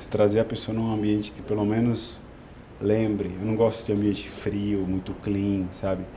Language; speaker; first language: Portuguese; non-native, fluent; Italian